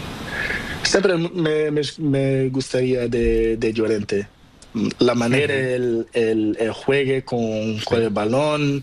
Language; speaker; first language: Spanish; non-native, learner; Portuguese